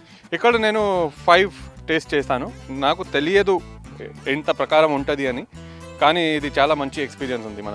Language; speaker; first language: Telugu; non-native, local second language; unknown